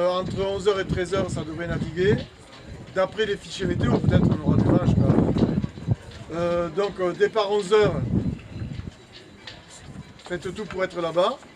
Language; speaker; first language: French; native; French